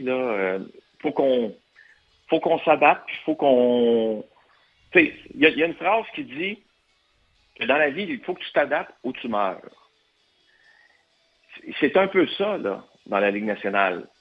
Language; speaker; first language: French; native; French